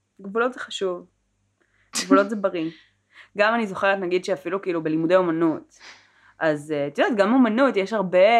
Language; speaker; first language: Hebrew; native; Hebrew